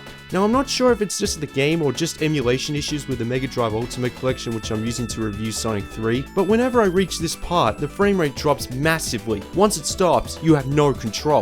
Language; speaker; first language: English; native; English